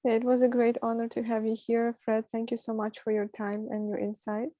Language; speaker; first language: English; non-native, fluent; Ukrainian